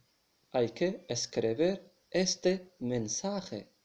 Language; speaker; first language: Spanish; non-native, fluent; Arabic